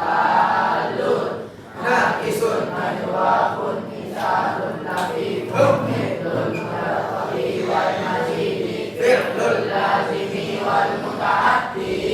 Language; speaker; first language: Arabic; non-native, learner; Indonesian